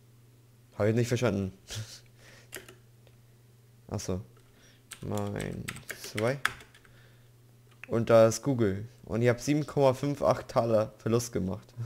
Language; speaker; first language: German; native; German